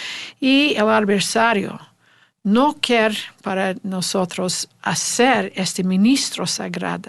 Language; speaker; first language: Spanish; non-native, learner; English